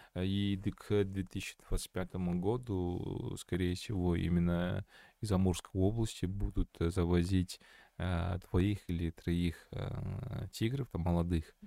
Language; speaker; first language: Russian; non-native, local second language; Kazakh